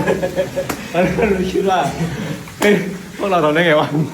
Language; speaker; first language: Thai; native; Thai